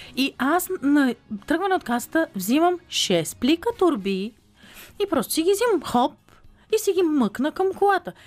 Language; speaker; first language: Bulgarian; native; Bulgarian